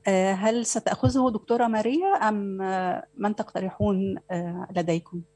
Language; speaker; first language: Arabic; native; Arabic